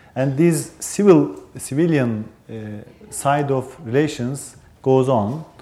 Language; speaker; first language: English; non-native, fluent; Turkish